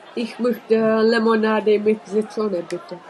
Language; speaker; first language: German; non-native, learner; English